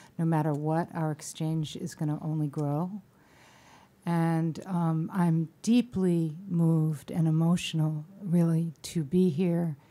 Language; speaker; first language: English; native; English